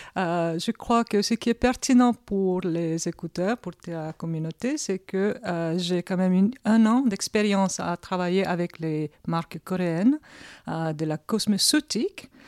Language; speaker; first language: French; early bilingual, other home language; Korean